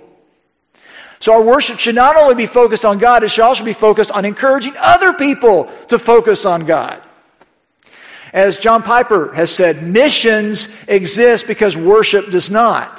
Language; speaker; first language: English; native; English